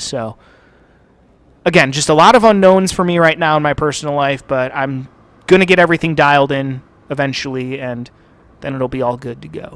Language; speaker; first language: English; native; English